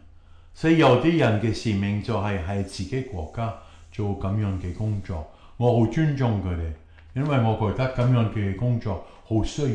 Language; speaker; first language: Chinese; non-native, fluent; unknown